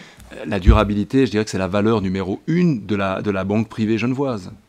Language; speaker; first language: French; native; French